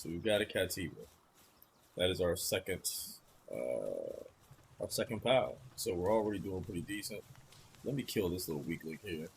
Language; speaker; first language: English; native; English